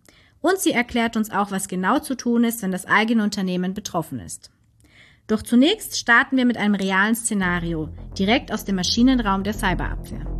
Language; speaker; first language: German; native; German